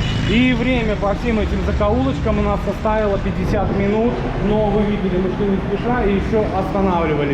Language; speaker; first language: Russian; native; Russian